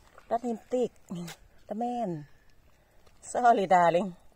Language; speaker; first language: English; non-native, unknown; Thai